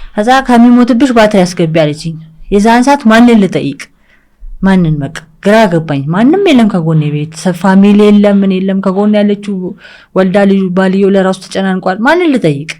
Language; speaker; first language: Amharic; early bilingual, other home language; English